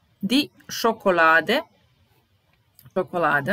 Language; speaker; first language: German; non-native, fluent; Serbian